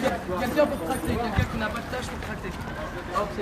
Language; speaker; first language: French; native; French